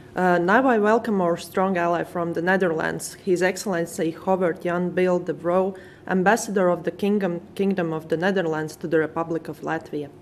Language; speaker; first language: English; non-native, fluent; Latvian